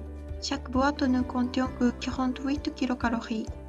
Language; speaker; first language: French; non-native, fluent; Japanese